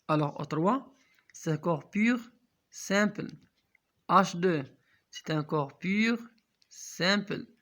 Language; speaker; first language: French; non-native, local second language; Arabic